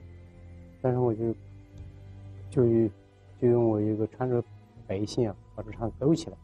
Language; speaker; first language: Chinese; native; Chinese